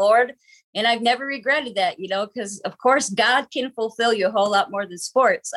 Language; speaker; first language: English; native; English